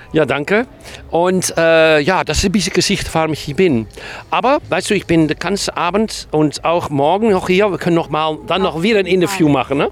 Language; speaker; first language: German; non-native, fluent; Dutch